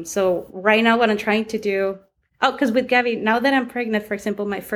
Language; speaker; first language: English; non-native, fluent; Spanish